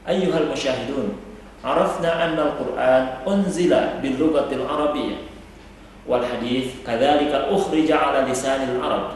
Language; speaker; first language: Arabic; non-native, fluent; Indonesian